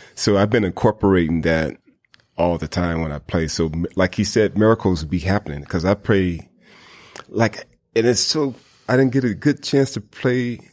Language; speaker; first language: English; native; English